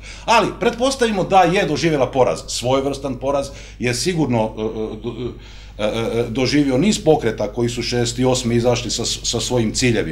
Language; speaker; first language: Croatian; native; Croatian